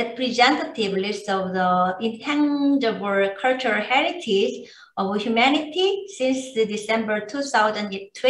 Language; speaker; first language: English; non-native, learner; Korean